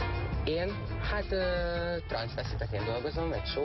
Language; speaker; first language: Hungarian; non-native, learner; Spanish